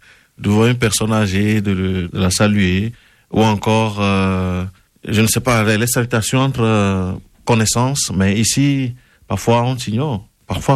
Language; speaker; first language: French; non-native, local second language; Ewe